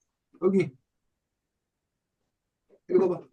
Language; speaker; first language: Korean; native; Korean